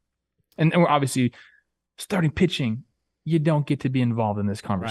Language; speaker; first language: English; native; English